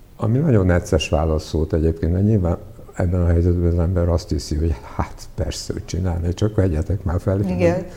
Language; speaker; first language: Hungarian; early bilingual, other home language; Serbian